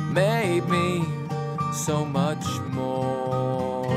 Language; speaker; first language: English; native; English